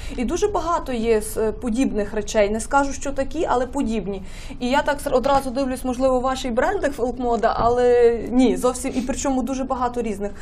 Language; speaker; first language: Ukrainian; native; Ukrainian